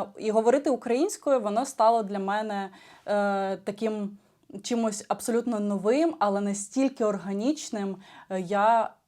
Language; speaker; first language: Ukrainian; non-native, local second language; Russian